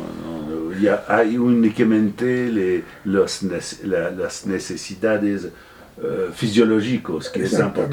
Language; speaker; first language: Spanish; non-native, fluent; French